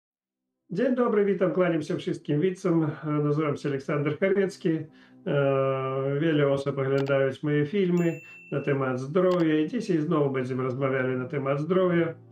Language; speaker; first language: Polish; non-native, learner; Ukrainian